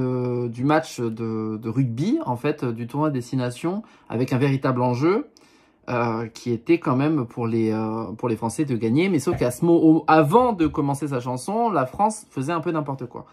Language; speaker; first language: French; native; French